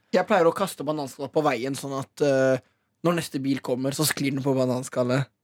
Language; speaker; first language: Norwegian; native; Norwegian